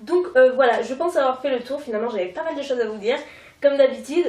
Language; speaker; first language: French; native; French